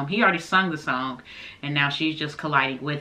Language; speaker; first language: English; native; English